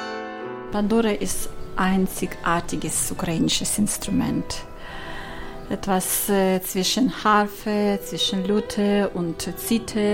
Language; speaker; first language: German; non-native, learner; Ukrainian